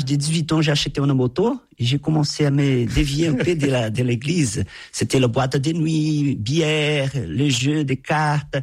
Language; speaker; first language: French; non-native, fluent; Portuguese